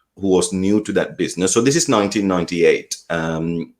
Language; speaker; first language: English; non-native, local second language; Sinhala